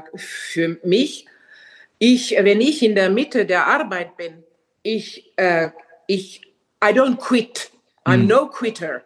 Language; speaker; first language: German; non-native, fluent; Finnish